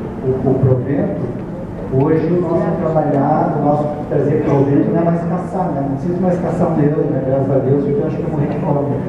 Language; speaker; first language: Portuguese; native; Portuguese